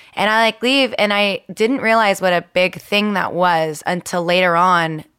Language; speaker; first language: English; early bilingual, other home language; Spanish